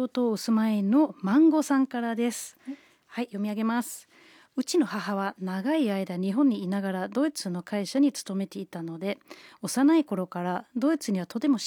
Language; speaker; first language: Japanese; non-native, fluent; German